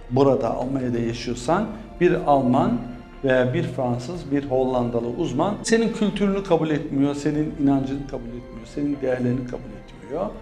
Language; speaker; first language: Turkish; early bilingual, heritage; Turkish